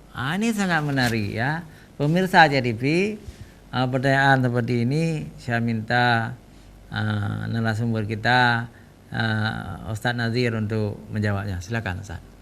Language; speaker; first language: Malay; non-native, local second language; Achinese